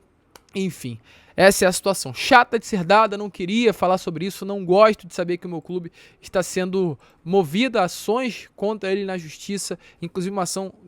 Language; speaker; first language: Portuguese; native; Portuguese